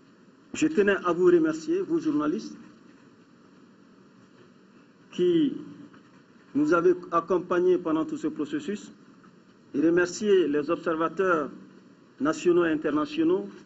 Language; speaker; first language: French; non-native, local second language; Bambara